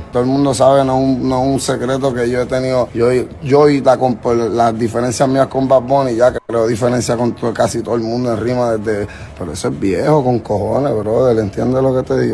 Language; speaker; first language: Spanish; native; Spanish